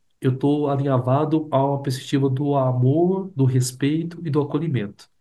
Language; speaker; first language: Portuguese; native; Portuguese